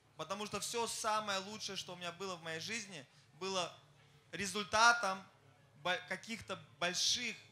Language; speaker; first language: Russian; non-native, fluent; German